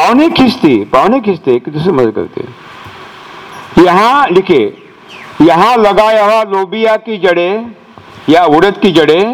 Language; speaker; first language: Hindi; non-native, local second language; Marathi